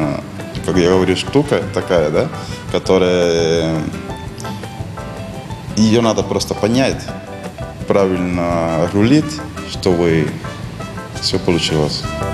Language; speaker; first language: Russian; non-native, fluent; Spanish